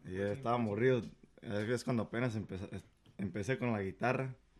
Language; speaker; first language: Spanish; native; Spanish